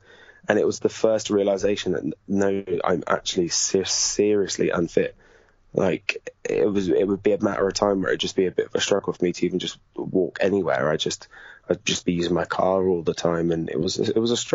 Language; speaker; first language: English; native; English